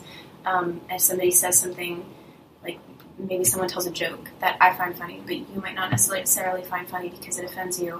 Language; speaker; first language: English; early bilingual, other home language; Russian